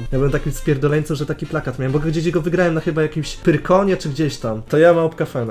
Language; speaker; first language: Polish; native; Polish